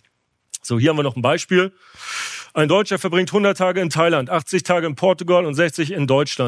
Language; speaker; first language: German; native; German